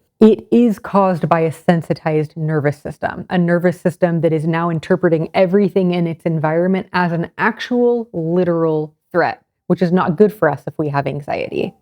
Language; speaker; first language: English; native; English